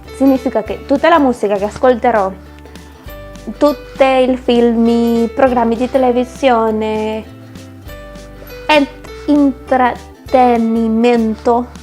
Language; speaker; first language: Italian; non-native, learner; Spanish